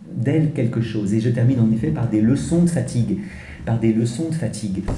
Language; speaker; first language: French; native; French